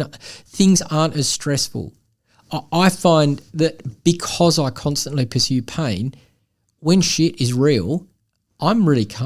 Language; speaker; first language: English; native; English